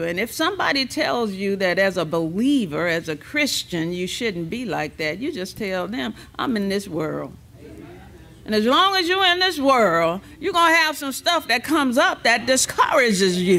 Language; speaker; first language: English; native; English